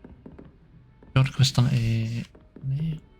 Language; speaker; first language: Swedish; non-native, learner; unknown